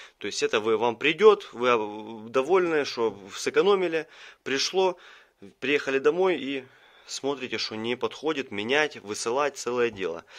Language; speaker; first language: Russian; native; Russian